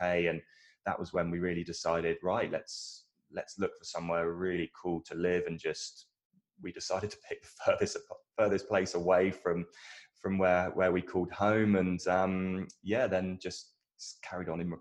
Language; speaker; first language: English; native; English